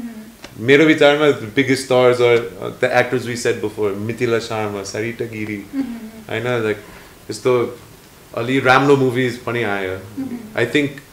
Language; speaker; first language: Nepali; non-native, learner; English